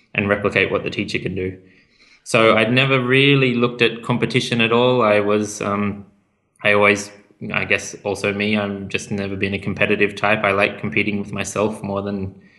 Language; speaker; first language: English; native; English